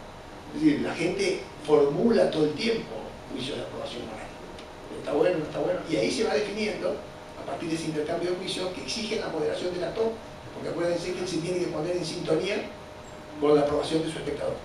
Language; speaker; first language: Spanish; native; Spanish